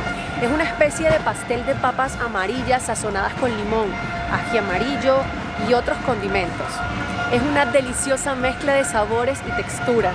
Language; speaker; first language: Spanish; native; Spanish